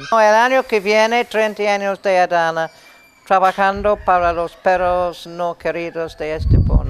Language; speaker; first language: Spanish; non-native, fluent; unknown